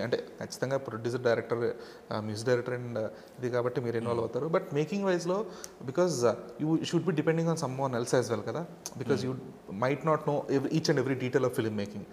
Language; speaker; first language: Telugu; native; Telugu